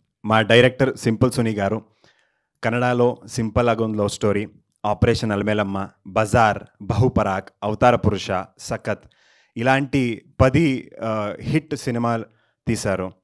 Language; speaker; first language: Telugu; non-native, learner; Kannada